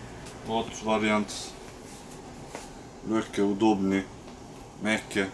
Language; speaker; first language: Russian; non-native, local second language; Turkish